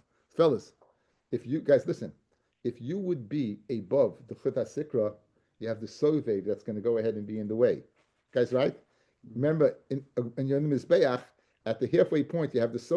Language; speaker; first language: English; native; English